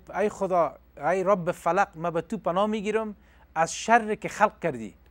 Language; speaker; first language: Persian; non-native, local second language; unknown